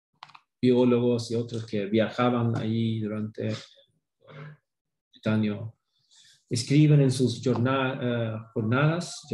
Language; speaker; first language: Spanish; non-native, fluent; Swedish